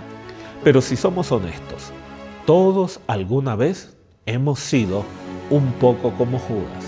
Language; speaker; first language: Spanish; native; Spanish